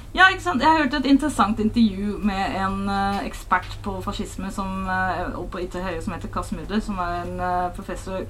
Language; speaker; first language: Norwegian; non-native, fluent; Dutch